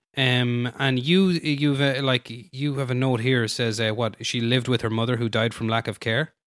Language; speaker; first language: English; native; English